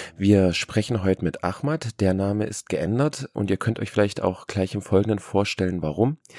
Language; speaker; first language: German; native; German